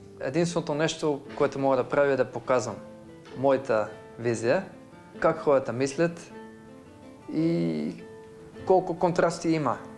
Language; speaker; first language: Bulgarian; non-native, fluent; Dutch